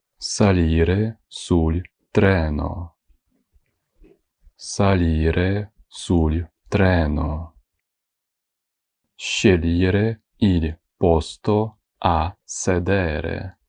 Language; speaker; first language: Italian; non-native, fluent; Ukrainian